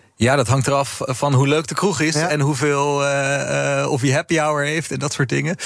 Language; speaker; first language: Dutch; native; Dutch